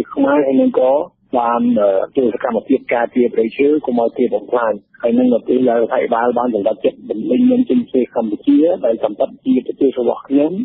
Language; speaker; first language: Khmer; non-native, fluent; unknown